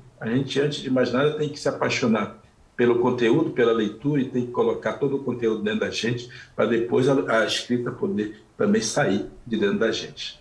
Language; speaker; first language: Portuguese; non-native, local second language; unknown